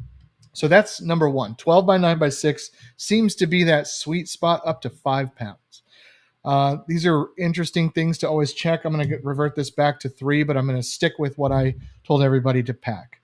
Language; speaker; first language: English; native; English